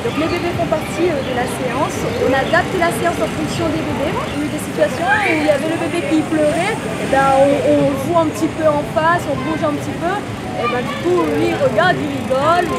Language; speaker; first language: French; native; French